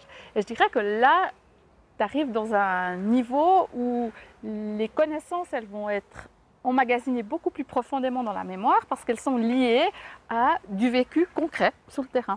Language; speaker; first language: French; native; French